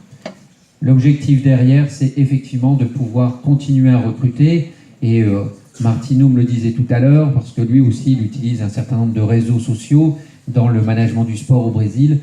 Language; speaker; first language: French; native; French